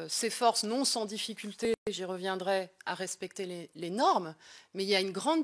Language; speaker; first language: French; native; French